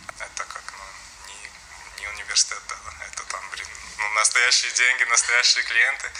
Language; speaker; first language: Russian; non-native, local second language; Latvian